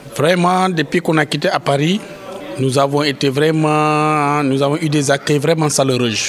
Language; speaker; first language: French; non-native, local second language; Fula